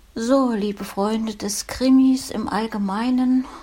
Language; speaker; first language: German; native; German